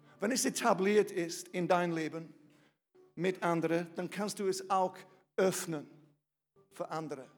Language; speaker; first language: German; non-native, fluent; English